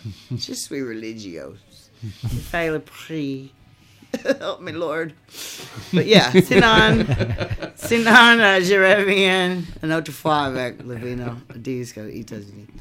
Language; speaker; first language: French; non-native, learner; English